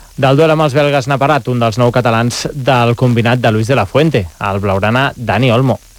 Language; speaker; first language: Catalan; native; Catalan